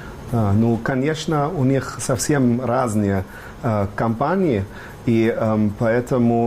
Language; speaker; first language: Russian; non-native, fluent; German